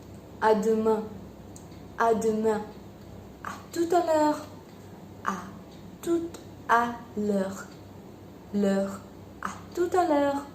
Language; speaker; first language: French; non-native, fluent; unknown